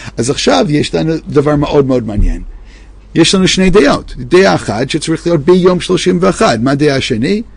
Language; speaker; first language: Hebrew; non-native, fluent; English